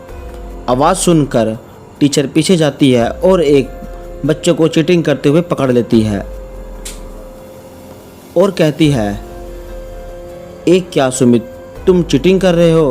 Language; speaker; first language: Hindi; native; Hindi